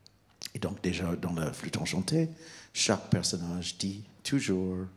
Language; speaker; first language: French; non-native, fluent; English